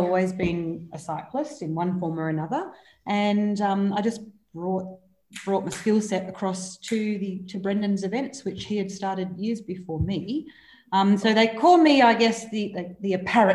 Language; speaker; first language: English; native; English